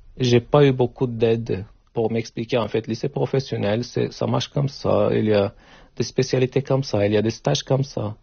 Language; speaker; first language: French; non-native, learner; Turkish